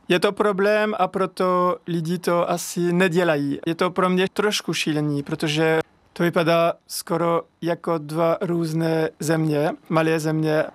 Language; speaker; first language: Czech; non-native, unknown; French